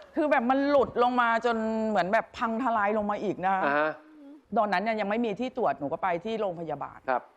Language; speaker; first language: Thai; native; Thai